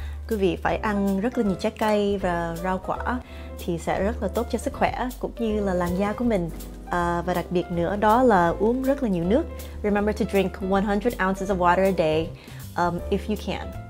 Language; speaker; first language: Vietnamese; early bilingual, heritage; Vietnamese